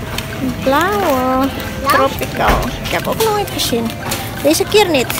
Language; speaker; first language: Dutch; non-native, local second language; Indonesian